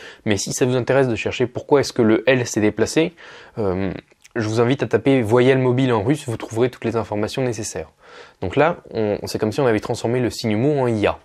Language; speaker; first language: French; native; French